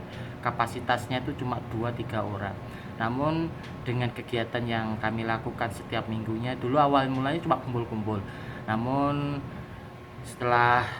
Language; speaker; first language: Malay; non-native, local second language; Javanese